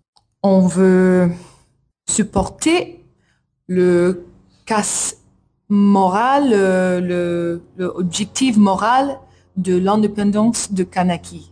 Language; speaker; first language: French; non-native, learner; English